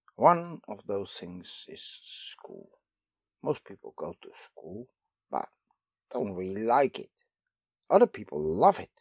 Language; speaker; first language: English; non-native, fluent; Dutch